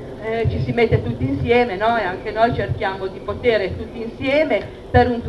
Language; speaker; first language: Italian; native; Italian